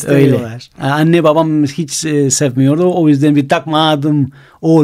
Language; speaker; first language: Turkish; non-native, fluent; Spanish